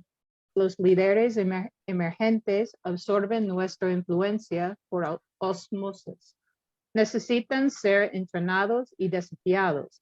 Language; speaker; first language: Spanish; non-native, learner; English